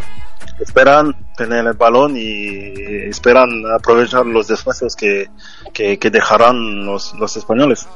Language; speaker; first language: Spanish; non-native, fluent; French